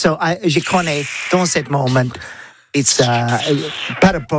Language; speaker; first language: French; non-native, learner; English